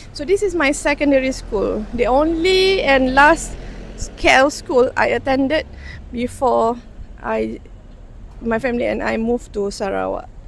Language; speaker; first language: English; non-native, local second language; Malay